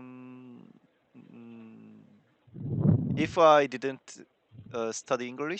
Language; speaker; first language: English; non-native, learner; Korean